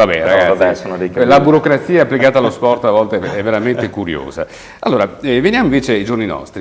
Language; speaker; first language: Italian; native; Italian